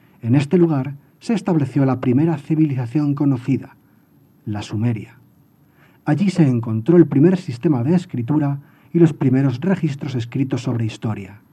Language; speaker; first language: Spanish; native; Spanish